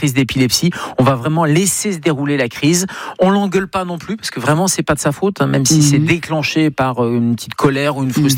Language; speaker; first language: French; native; French